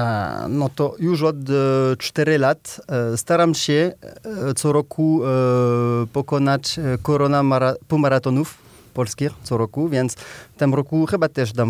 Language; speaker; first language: Polish; non-native, learner; French